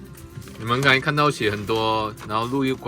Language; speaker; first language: Chinese; early bilingual, heritage; Chinese